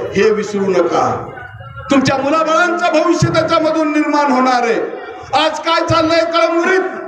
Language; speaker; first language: Marathi; native; Marathi